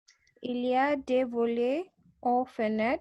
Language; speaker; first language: French; non-native, learner; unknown